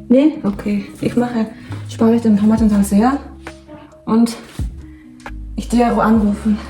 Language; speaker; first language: German; non-native, learner; Mongolian